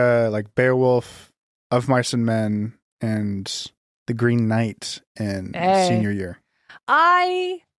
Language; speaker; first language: English; native; English